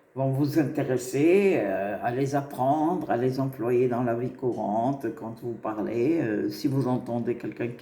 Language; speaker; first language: French; non-native, local second language; Arabic